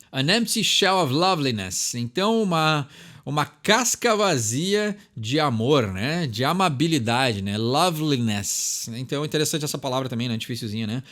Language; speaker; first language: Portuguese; native; Portuguese